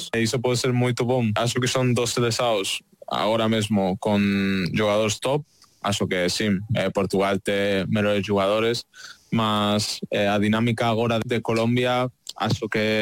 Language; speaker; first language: Portuguese; non-native, fluent; Spanish